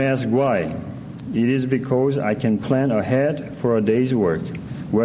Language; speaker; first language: English; non-native, learner; Korean